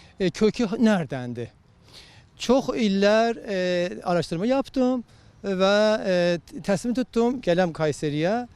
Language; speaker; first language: Turkish; non-native, learner; Azerbaijani